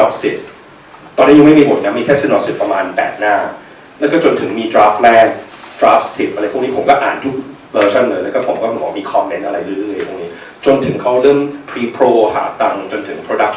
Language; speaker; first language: Thai; early bilingual, heritage; Thai